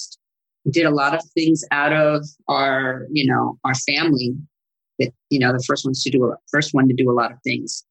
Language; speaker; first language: English; non-native, fluent; Italian